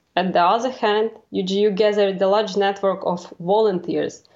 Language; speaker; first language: English; non-native, fluent; Ukrainian